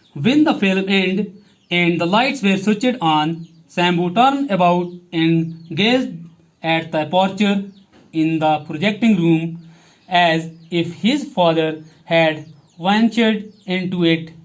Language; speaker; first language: English; non-native, local second language; Kashmiri